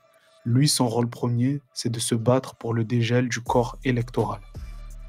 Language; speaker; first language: French; native; French